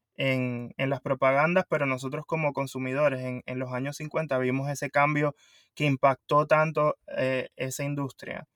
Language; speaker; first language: Spanish; native; Spanish